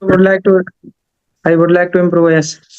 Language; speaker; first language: English; non-native, learner; Haryanvi